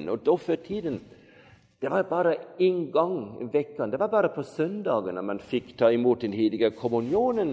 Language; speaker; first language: Swedish; non-native, fluent; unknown